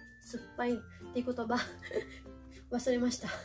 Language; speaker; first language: Japanese; non-native, fluent; Filipino